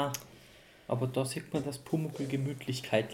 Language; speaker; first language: German; native; German